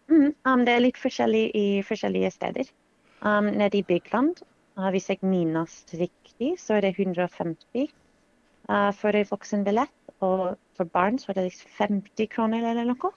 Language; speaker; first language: Norwegian; non-native, fluent; English